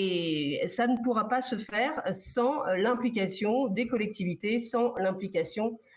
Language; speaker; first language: French; native; French